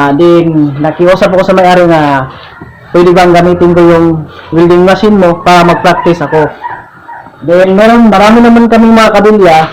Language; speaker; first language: Filipino; non-native, local second language; Cebuano